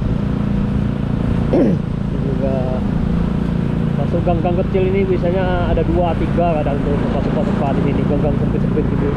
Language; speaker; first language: Indonesian; native; Indonesian